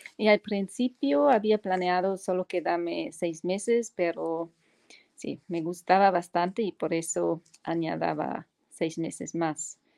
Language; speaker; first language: Spanish; non-native, fluent; German